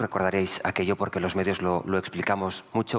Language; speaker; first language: Spanish; native; Spanish